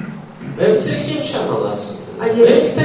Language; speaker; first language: Hebrew; non-native, fluent; Russian